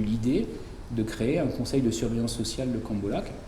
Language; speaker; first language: French; native; French